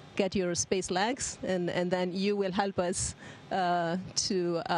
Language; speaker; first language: English; non-native, fluent; Italian